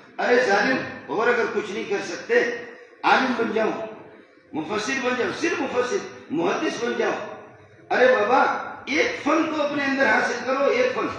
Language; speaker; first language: Urdu; non-native, local second language; Brahui